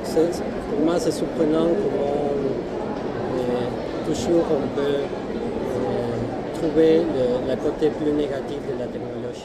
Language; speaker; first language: French; non-native, fluent; Spanish